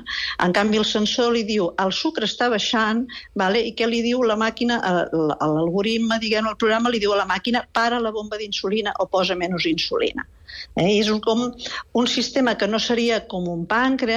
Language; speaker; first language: Catalan; native; Catalan